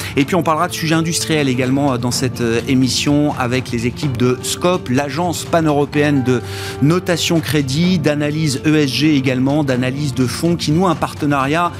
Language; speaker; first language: French; native; French